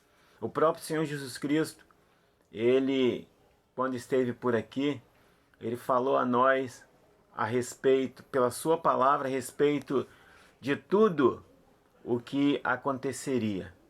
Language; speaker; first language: Portuguese; native; Portuguese